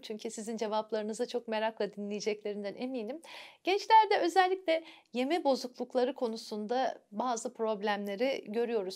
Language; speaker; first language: Turkish; native; Turkish